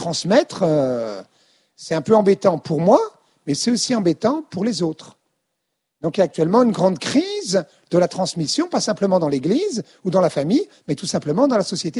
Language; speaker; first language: French; native; French